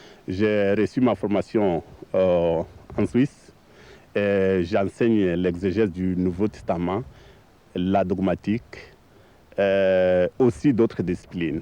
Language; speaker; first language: French; non-native, fluent; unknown